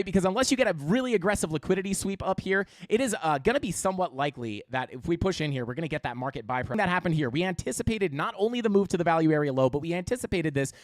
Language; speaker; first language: English; native; English